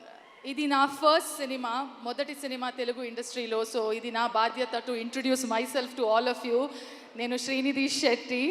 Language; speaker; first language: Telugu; non-native, learner; Kannada